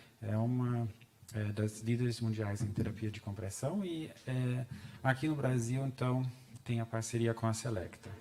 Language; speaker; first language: Portuguese; non-native, fluent; German